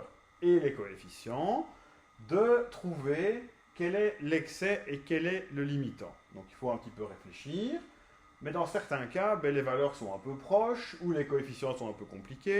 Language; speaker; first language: French; native; French